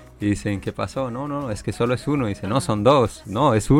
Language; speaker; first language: Spanish; non-native, fluent; Chinese